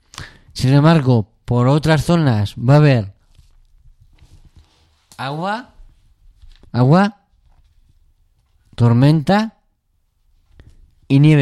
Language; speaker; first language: Spanish; native; Spanish